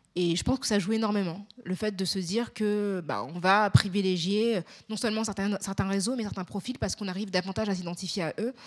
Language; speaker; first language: French; native; French